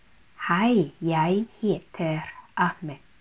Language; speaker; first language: Norwegian; non-native, fluent; Thai